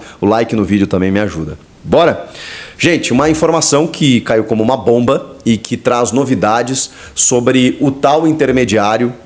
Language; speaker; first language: Portuguese; native; Portuguese